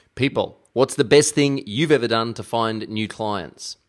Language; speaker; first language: English; early bilingual, other home language; German